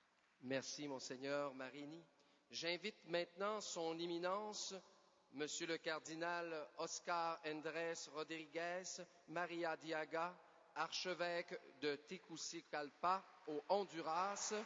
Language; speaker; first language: French; native; French